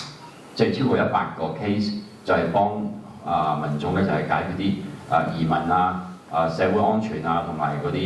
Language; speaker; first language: Cantonese; native; Cantonese